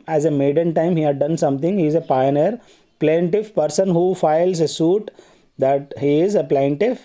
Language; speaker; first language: English; non-native, local second language; Telugu